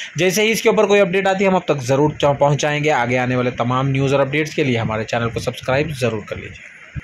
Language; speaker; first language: Urdu; native; Urdu